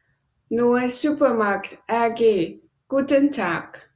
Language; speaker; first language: German; non-native, learner; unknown